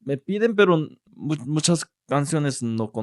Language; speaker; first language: Spanish; non-native, learner; Korean